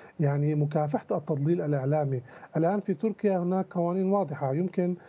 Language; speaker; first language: Arabic; native; Arabic